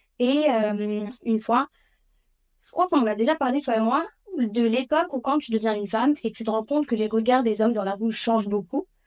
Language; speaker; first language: French; early bilingual, other home language; Spanish